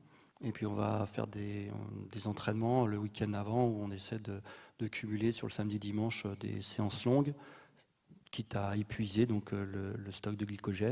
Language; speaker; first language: French; native; French